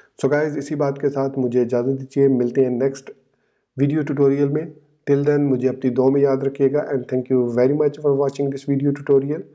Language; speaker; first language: Urdu; native; Urdu